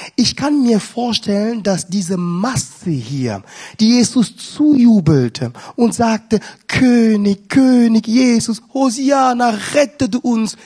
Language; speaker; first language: German; non-native, fluent; French